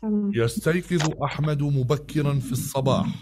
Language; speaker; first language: Arabic; non-native, learner; Uzbek